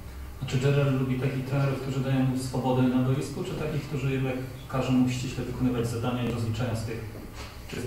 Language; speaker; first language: Polish; native; Polish